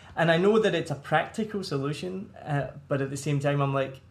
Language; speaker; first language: English; native; English